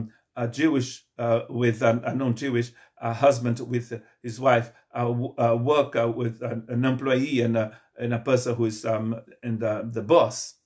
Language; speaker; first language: English; non-native, fluent; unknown